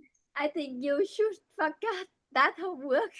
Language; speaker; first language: English; non-native, learner; Vietnamese